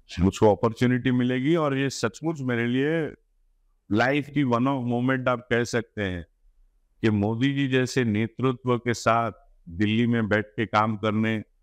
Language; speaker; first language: Hindi; non-native, local second language; Gujarati